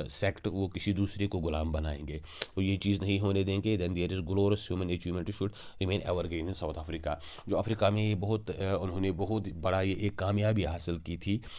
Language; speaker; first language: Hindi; non-native, local second language; Kashmiri